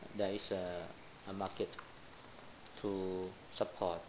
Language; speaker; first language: English; non-native, fluent; Thai